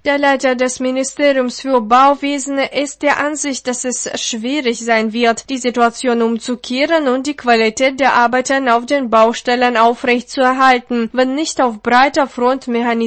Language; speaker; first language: German; non-native, fluent; Russian